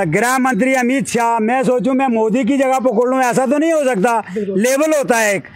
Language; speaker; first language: Hindi; native; Hindi